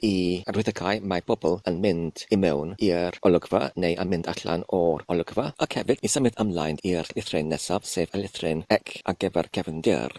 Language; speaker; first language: Welsh; non-native, learner; English